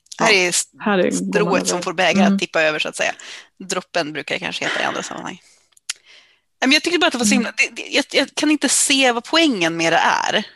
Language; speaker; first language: Swedish; native; Swedish